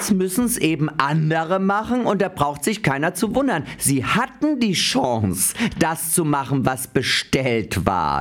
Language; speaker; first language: German; native; German